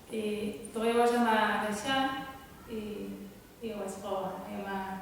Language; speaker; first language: Catalan; non-native, fluent; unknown